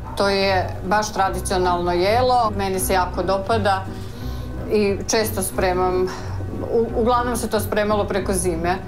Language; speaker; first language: Croatian; non-native, local second language; Rusyn